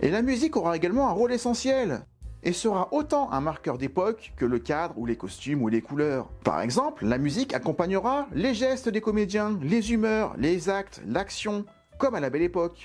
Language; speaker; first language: French; native; French